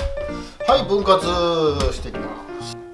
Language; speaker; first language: Japanese; native; Japanese